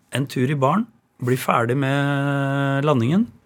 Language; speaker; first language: Norwegian; native; Norwegian